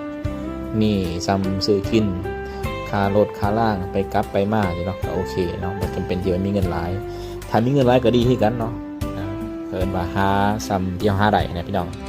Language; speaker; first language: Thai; non-native, local second language; Lao